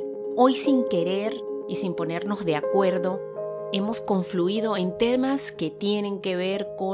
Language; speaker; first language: Spanish; native; Spanish